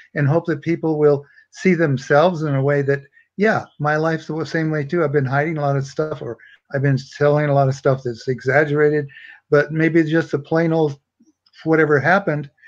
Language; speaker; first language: English; native; English